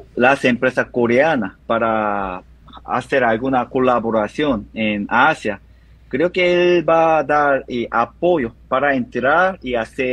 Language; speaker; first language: Spanish; non-native, learner; Korean